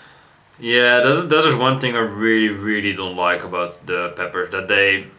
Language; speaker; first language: English; non-native, fluent; Dutch